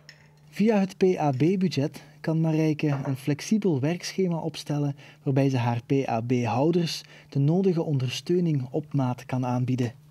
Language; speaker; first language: Dutch; native; Dutch